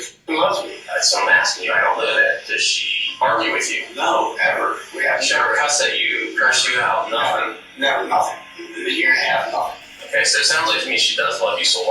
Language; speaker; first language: English; native; English